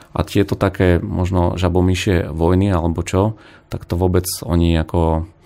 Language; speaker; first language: Slovak; native; Slovak